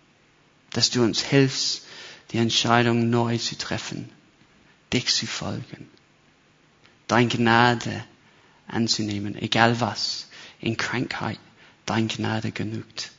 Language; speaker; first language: German; non-native, fluent; English